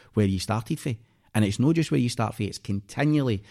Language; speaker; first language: English; native; English